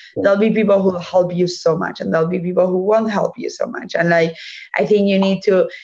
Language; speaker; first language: English; non-native, fluent; Spanish